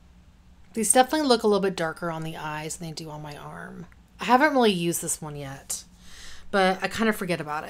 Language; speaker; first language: English; native; English